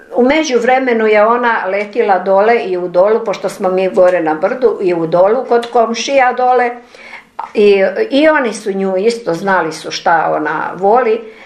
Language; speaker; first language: Serbian; non-native, local second language; Ukrainian